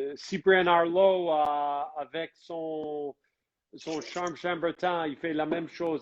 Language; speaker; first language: French; non-native, fluent; English